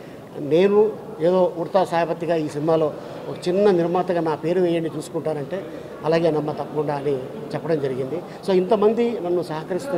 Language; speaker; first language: Telugu; native; Telugu